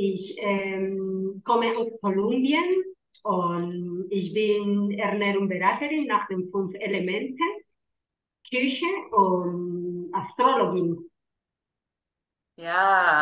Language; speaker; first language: German; non-native, learner; Spanish